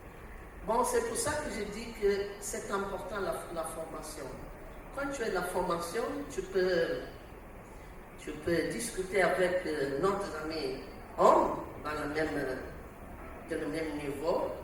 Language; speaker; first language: French; non-native, learner; Portuguese